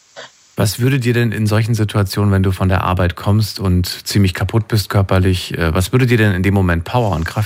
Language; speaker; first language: German; native; German